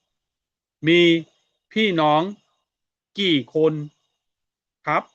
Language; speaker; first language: Thai; non-native, fluent; Burmese